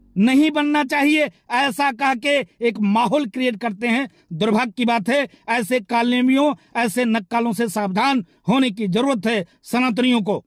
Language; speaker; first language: Hindi; native; Hindi